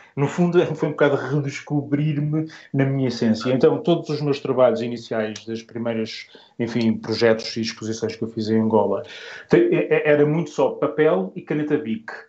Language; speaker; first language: Portuguese; native; Portuguese